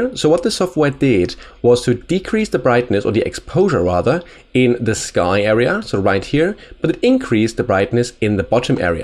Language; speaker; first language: English; non-native, fluent; German